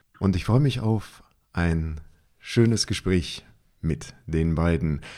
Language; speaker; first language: German; native; German